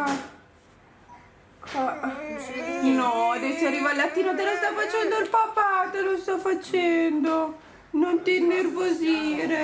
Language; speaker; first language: Italian; native; Italian